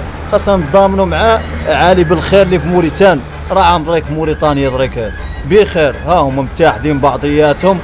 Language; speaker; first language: Arabic; native; Arabic